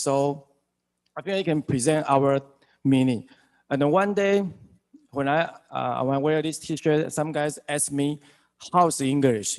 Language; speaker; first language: English; non-native, learner; Chinese